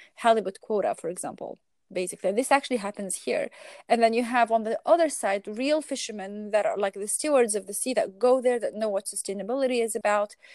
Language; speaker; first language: English; non-native, fluent; Arabic